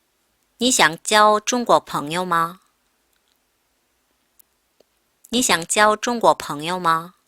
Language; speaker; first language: Chinese; non-native, fluent; Korean